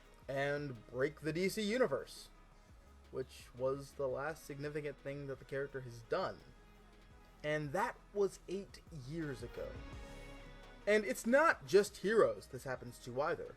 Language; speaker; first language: English; native; English